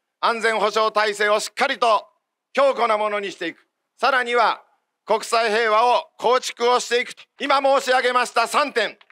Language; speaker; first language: Japanese; native; Japanese